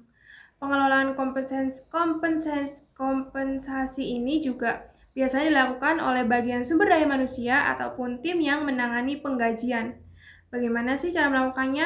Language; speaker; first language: Indonesian; native; Indonesian